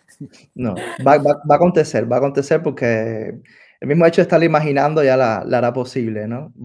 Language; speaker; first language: Spanish; native; Spanish